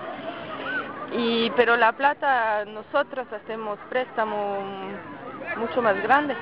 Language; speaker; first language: Spanish; non-native, fluent; French